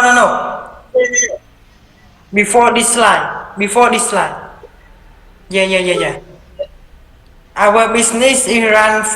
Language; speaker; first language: English; non-native, learner; Khmer